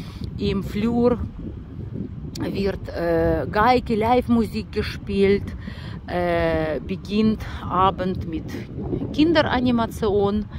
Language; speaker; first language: German; non-native, learner; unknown